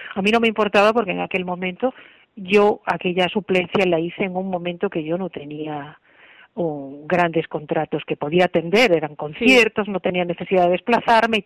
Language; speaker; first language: Spanish; native; Spanish